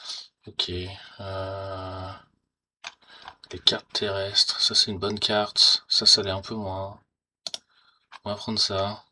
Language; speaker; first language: French; native; French